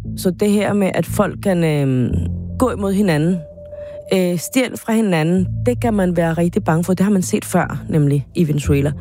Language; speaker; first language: Danish; non-native, fluent; Spanish